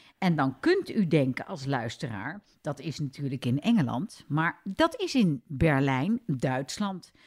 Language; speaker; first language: Dutch; native; Dutch